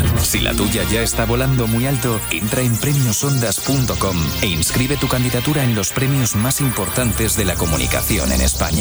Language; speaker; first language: Spanish; native; Spanish